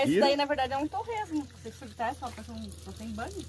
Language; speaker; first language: Portuguese; native; Portuguese